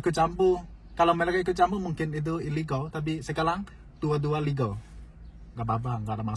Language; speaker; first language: Indonesian; non-native, learner; Chinese